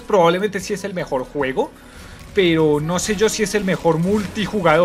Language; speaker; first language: Spanish; native; Spanish